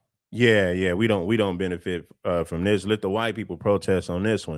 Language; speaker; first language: English; native; English